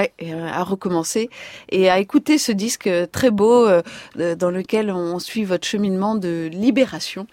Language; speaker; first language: French; native; French